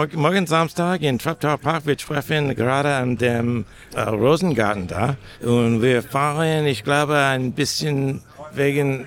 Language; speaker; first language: German; non-native, learner; English